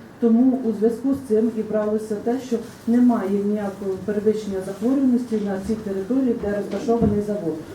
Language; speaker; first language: Ukrainian; native; Ukrainian